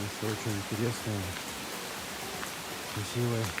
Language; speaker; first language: Russian; non-native, local second language; Chechen